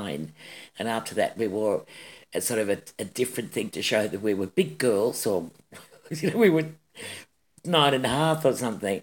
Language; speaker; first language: English; native; English